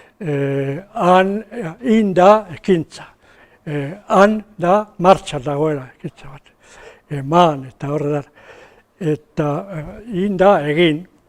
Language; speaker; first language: Basque; native; Basque